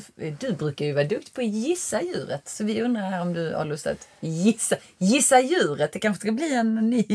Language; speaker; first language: Swedish; native; Swedish